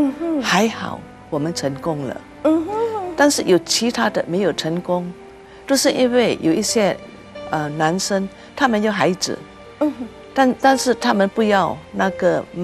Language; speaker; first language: Chinese; early bilingual, heritage; Chinese